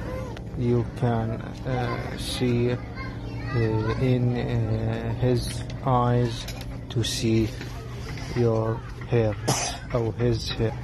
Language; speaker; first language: English; non-native, learner; Arabic